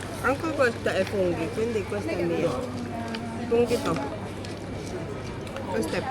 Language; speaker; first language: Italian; non-native, learner; Filipino